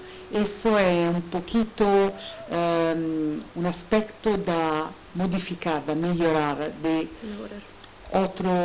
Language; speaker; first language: Spanish; non-native, learner; Italian